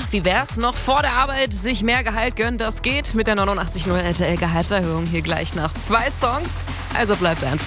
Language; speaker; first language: German; native; German